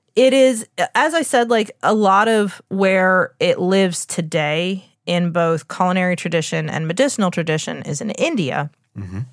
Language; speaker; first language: English; native; English